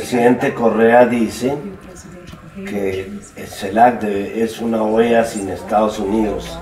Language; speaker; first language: Portuguese; non-native, learner; Spanish